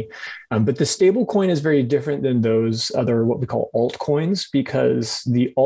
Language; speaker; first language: English; native; English